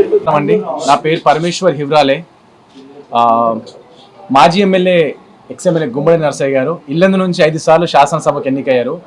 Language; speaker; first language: Telugu; native; Telugu